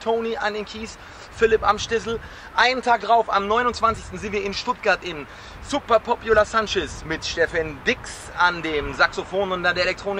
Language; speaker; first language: German; native; German